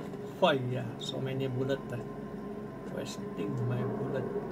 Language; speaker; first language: English; non-native, fluent; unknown